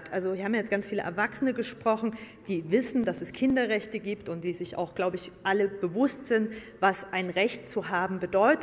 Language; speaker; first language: German; native; German